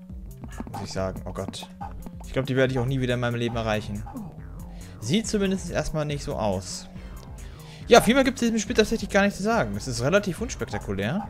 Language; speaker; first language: German; native; German